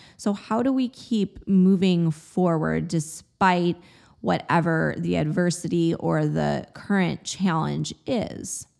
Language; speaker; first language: English; native; English